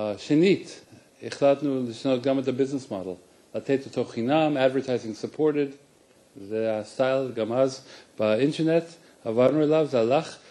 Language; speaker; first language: Hebrew; non-native, fluent; English